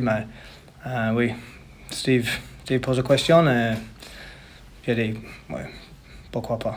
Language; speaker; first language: French; non-native, learner; English